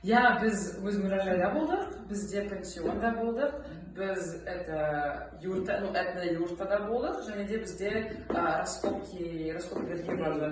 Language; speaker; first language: Kazakh; non-native, learner; Russian